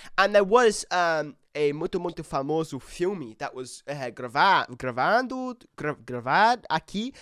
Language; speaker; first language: Portuguese; non-native, learner; English